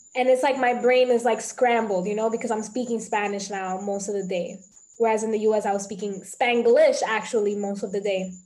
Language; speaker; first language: English; early bilingual, other home language; Spanish